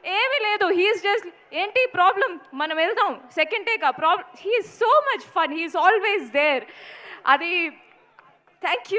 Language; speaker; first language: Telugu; non-native, fluent; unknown